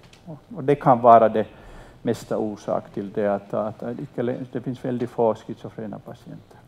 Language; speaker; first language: Swedish; non-native, local second language; Finnish